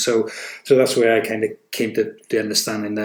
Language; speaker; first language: English; native; English